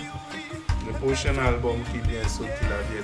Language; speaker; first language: French; non-native, fluent; English